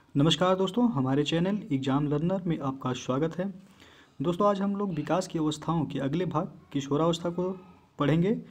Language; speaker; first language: Hindi; native; Hindi